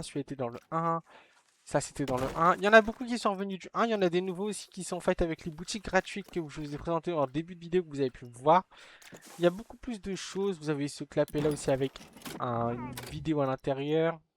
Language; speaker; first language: French; native; French